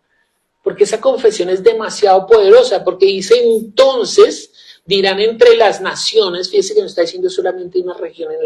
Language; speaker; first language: Spanish; native; Spanish